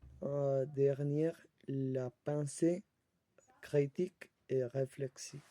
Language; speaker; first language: French; non-native, learner; Spanish